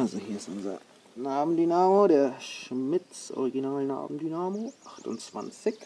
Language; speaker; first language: German; native; German